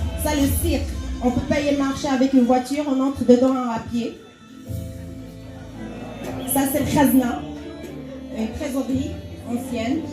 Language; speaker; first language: French; non-native, learner; Arabic